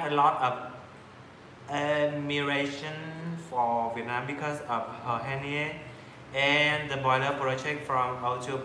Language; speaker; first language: English; non-native, learner; Vietnamese